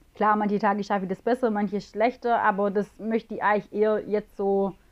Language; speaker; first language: German; native; German